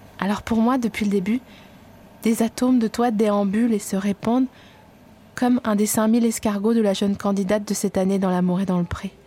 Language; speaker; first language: French; native; French